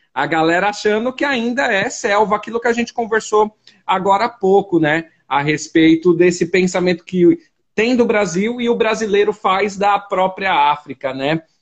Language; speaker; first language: Portuguese; native; Portuguese